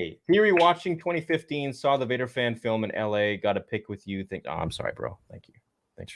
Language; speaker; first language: English; native; English